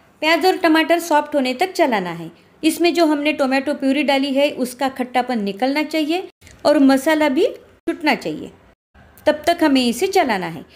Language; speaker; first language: Hindi; non-native, local second language; Marathi